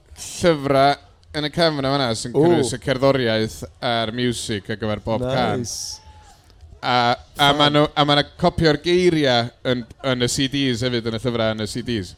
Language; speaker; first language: Welsh; native; Welsh